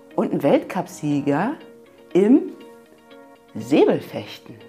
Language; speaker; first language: German; native; German